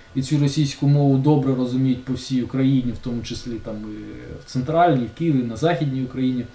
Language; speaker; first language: Ukrainian; non-native, local second language; Russian